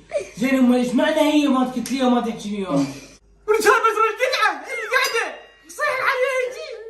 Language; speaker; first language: Arabic; native; Arabic